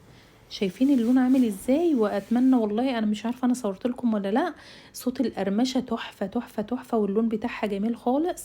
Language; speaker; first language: Arabic; native; Arabic